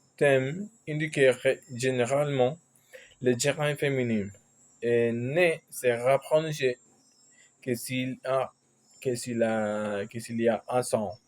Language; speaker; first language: French; non-native, learner; Spanish